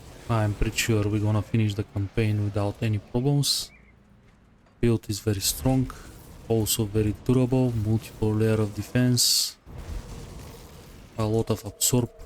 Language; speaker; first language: English; non-native, fluent; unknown